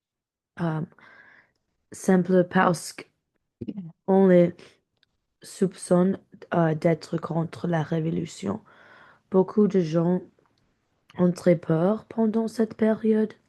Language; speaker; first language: French; non-native, learner; English